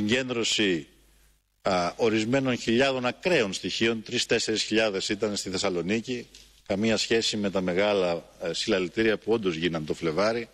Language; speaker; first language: Greek; native; Greek